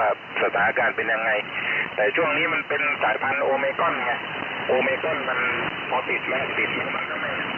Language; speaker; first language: Thai; native; Thai